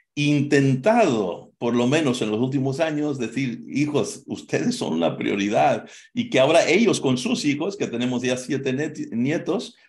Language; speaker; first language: Spanish; native; Spanish